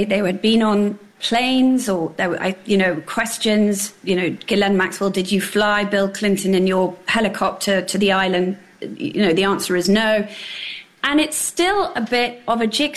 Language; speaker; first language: English; native; English